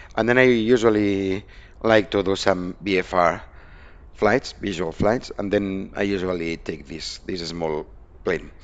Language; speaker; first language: English; non-native, fluent; Spanish